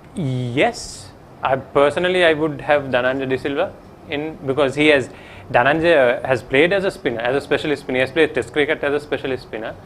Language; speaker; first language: English; non-native, local second language; Sinhala